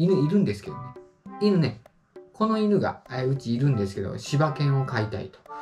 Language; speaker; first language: Japanese; native; Japanese